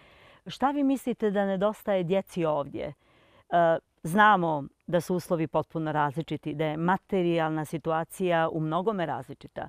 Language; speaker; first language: Serbian; native; Serbian